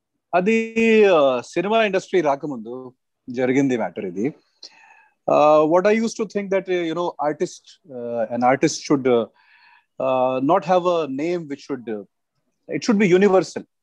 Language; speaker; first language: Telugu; non-native, local second language; Hindi